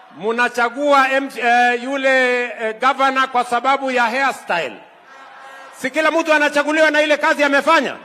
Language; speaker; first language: Swahili; native; Swahili